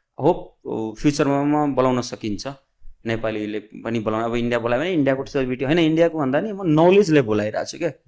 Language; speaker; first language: Nepali; non-native, local second language; Bhojpuri